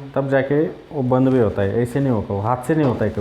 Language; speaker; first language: Hindi; non-native, local second language; Marathi